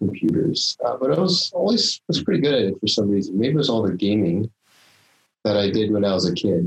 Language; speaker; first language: English; non-native, local second language; Korean